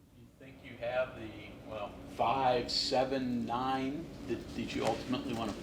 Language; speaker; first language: English; native; English